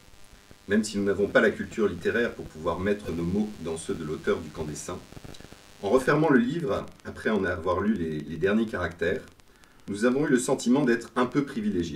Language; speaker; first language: French; native; French